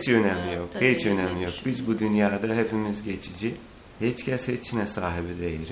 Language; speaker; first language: Turkish; non-native, learner; Azerbaijani